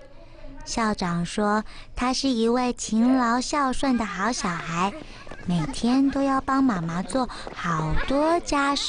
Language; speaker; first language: Chinese; native; Chinese